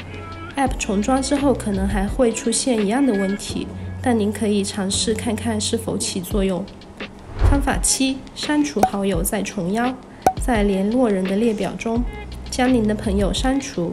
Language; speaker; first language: Chinese; native; Chinese